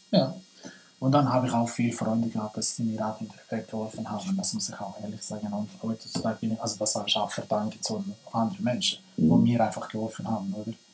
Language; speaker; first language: German; non-native, fluent; Persian